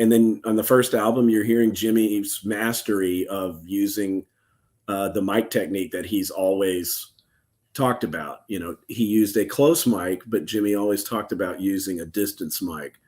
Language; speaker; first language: English; native; English